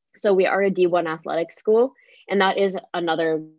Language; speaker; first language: English; native; English